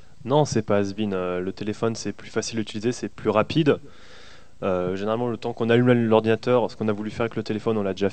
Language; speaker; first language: French; native; French